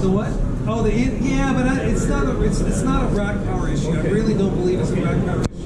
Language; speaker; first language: English; native; English